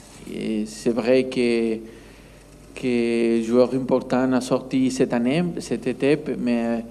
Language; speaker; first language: French; non-native, learner; Spanish